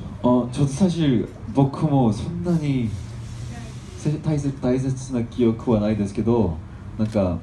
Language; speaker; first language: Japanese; non-native, learner; Korean